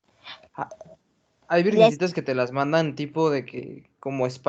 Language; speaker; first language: Spanish; native; Spanish